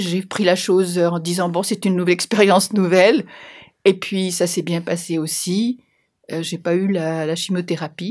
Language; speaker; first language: French; native; French